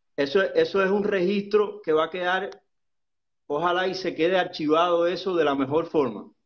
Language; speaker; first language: Spanish; native; Spanish